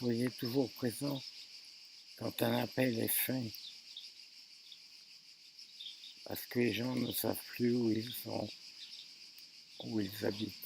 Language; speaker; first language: French; native; French